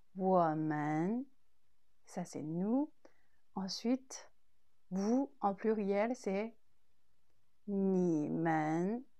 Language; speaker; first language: French; non-native, fluent; Chinese